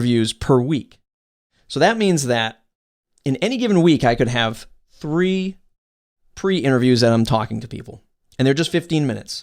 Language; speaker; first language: English; native; English